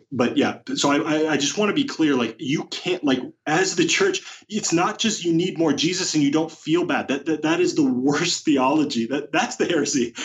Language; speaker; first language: English; native; English